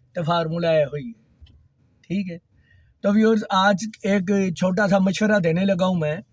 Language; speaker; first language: Urdu; non-native, local second language; Punjabi